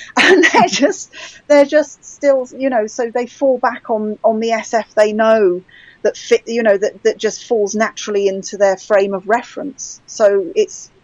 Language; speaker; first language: English; native; English